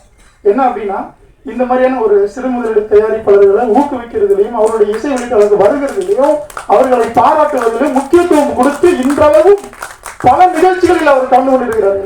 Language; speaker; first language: Tamil; native; Tamil